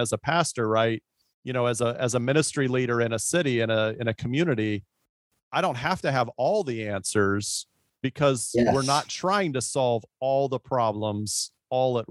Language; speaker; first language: English; native; English